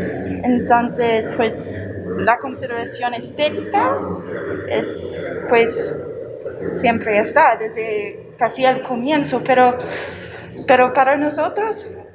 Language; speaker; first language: Spanish; non-native, fluent; English